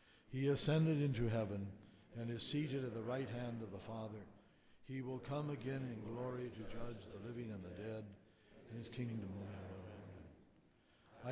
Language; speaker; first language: English; native; English